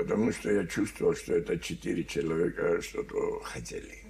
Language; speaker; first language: Russian; non-native, learner; Georgian